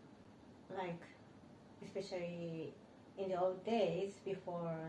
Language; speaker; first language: English; non-native, learner; Japanese